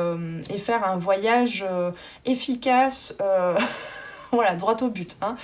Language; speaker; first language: French; native; French